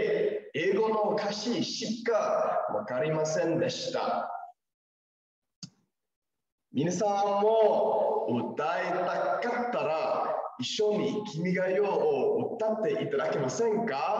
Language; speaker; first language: Japanese; non-native, learner; English